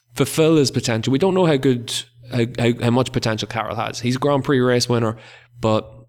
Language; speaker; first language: English; native; English